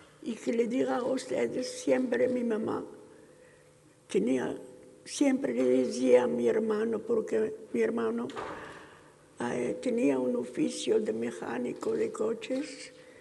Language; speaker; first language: Spanish; early bilingual, heritage; Ladino